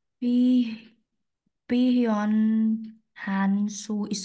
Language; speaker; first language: Korean; non-native, learner; Vietnamese